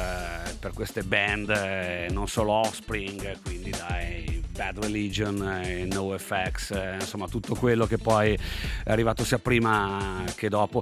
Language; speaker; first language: Italian; native; Italian